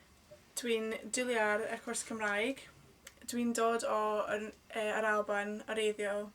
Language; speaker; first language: Welsh; non-native, learner; English